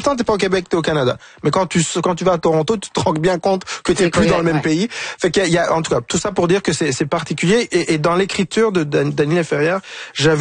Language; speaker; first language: French; non-native, local second language; Kinyarwanda